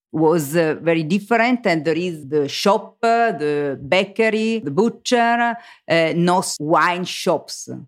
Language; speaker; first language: English; non-native, learner; Italian